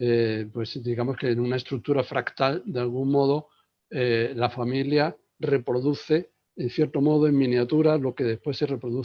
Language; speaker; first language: Spanish; native; Spanish